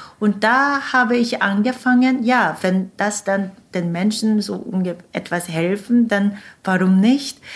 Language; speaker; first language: German; non-native, fluent; Korean